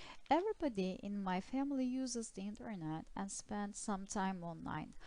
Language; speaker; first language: English; non-native, fluent; Turkish